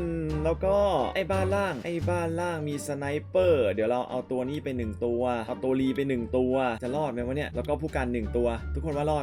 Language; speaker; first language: Thai; native; Thai